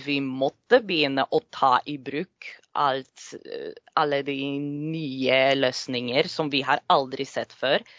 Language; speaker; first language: Norwegian; non-native, fluent; Polish